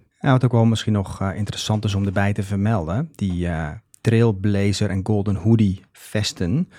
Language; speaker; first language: Dutch; native; Dutch